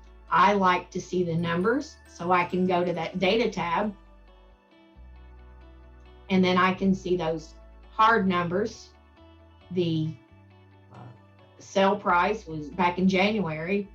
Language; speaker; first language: English; native; English